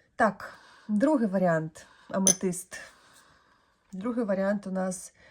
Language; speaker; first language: Ukrainian; non-native, local second language; Russian